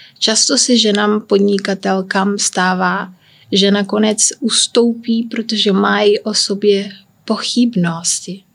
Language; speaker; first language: Czech; non-native, learner; Kabuverdianu